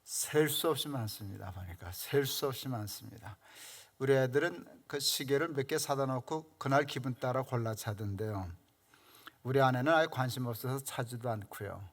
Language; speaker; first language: Korean; native; Korean